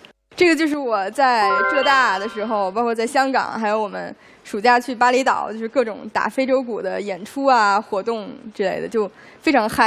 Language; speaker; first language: Chinese; native; Chinese